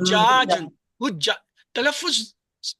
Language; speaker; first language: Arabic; non-native, fluent; Urdu